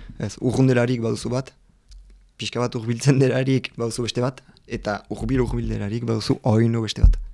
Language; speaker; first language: Basque; non-native, local second language; French